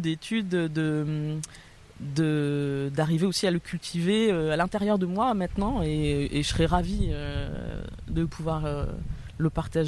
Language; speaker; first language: French; native; French